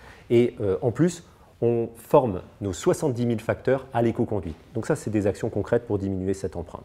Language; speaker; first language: French; native; French